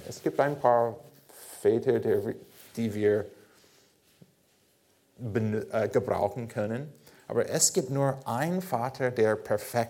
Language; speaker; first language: German; non-native, fluent; English